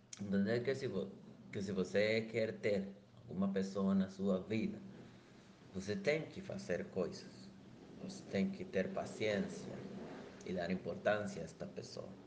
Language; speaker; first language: Portuguese; non-native, learner; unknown